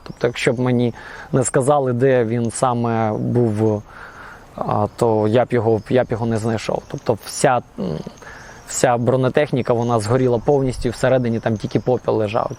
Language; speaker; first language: Ukrainian; native; Ukrainian